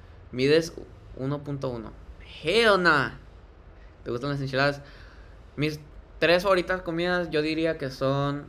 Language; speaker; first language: Spanish; early bilingual, heritage; Spanish